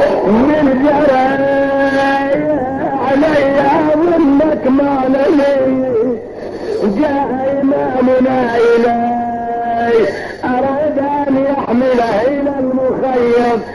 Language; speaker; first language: Arabic; native; Arabic